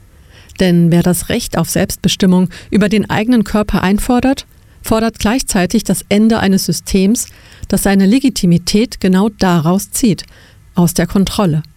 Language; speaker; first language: German; native; German